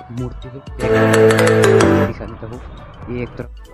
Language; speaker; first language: Hindi; non-native, local second language; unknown